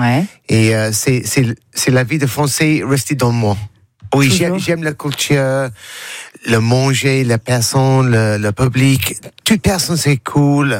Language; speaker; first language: French; non-native, learner; English